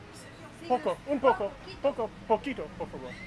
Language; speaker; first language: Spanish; non-native, learner; English